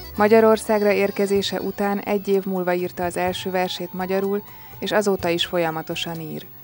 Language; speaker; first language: Hungarian; native; Hungarian